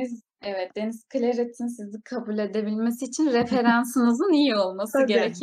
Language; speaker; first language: Turkish; native; Turkish